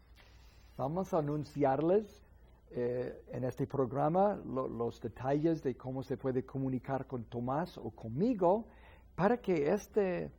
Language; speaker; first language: Spanish; non-native, fluent; English